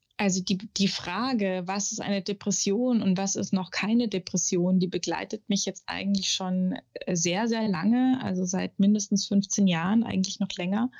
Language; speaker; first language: German; native; German